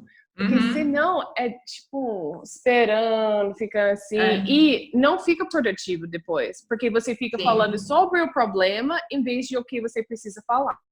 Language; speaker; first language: Portuguese; non-native, fluent; English